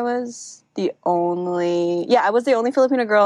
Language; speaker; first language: English; non-native, local second language; Filipino